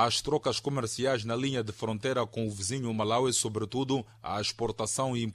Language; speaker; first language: Portuguese; native; Portuguese